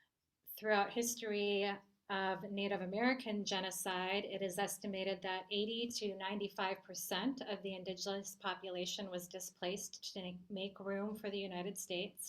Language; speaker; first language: English; native; English